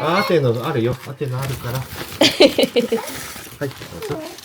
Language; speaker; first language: Japanese; native; Japanese